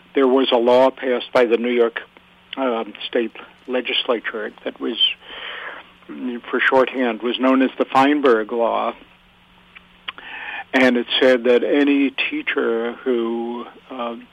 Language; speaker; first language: English; native; English